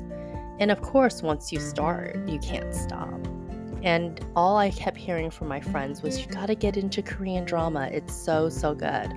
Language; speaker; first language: English; early bilingual, other home language; Chinese